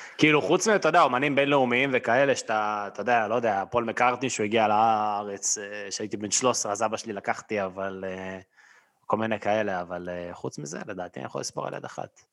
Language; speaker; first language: Hebrew; native; Hebrew